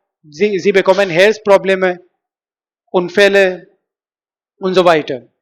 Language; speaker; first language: German; non-native, learner; Hindi